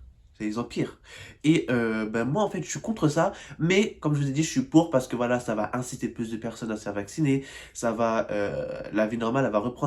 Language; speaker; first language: French; native; French